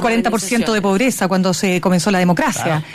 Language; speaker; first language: Spanish; native; Spanish